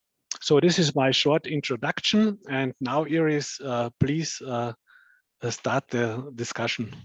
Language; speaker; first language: English; non-native, fluent; German